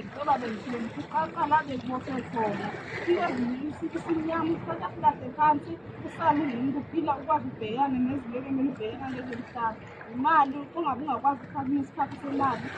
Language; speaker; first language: Zulu; non-native, local second language; Xhosa